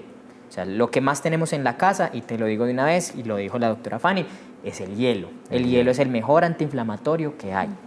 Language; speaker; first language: Spanish; native; Spanish